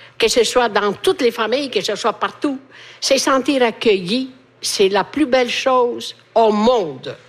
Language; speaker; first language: French; non-native, fluent; Italian